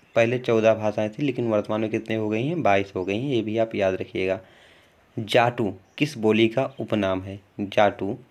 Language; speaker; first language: Hindi; native; Hindi